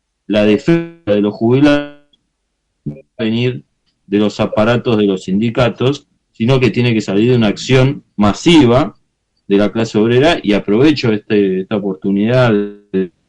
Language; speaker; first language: Spanish; native; Spanish